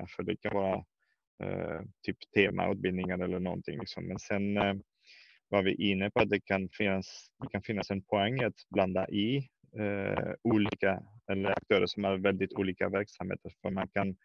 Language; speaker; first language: Swedish; non-native, fluent; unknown